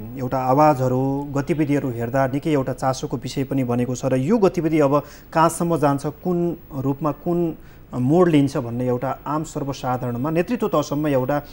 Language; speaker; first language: Nepali; native; Nepali